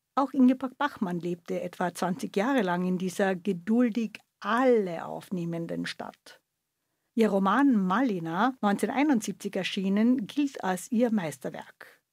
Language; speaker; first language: German; native; German